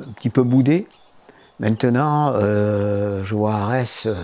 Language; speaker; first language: French; native; French